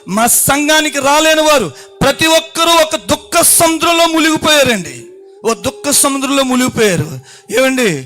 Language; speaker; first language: Telugu; native; Telugu